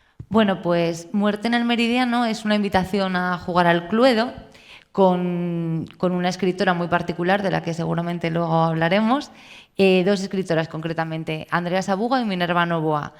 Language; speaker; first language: Spanish; native; Spanish